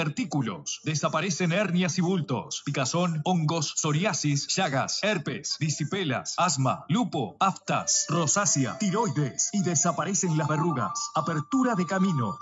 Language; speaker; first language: Spanish; native; Spanish